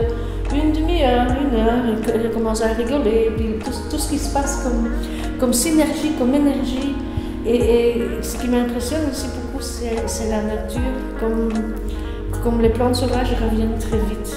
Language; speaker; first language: French; native; French